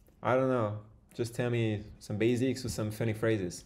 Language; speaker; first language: English; non-native, fluent; French